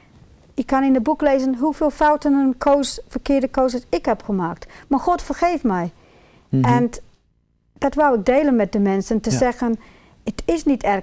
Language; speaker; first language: Dutch; non-native, fluent; English